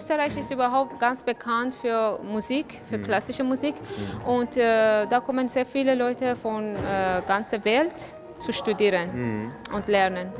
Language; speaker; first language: German; non-native, fluent; Persian